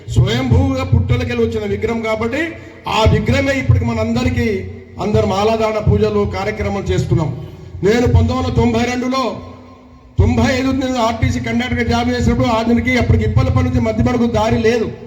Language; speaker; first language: Telugu; native; Telugu